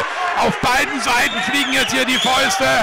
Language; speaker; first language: German; native; German